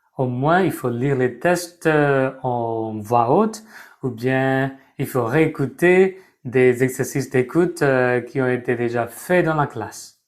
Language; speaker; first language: French; non-native, fluent; Burmese